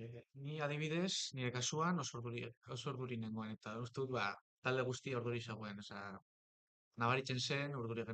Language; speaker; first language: Basque; non-native, local second language; Spanish